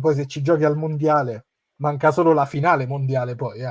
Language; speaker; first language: Italian; native; Italian